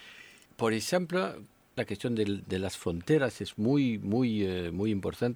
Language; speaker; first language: Spanish; non-native, fluent; French